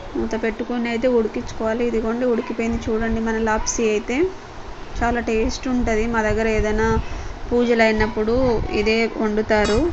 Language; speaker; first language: Telugu; non-native, local second language; Lambadi